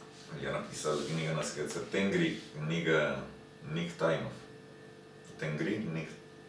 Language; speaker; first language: Russian; non-native, learner; Spanish